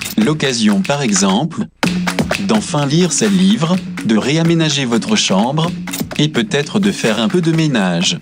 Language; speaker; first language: French; native; French